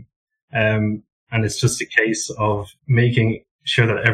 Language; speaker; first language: English; native; English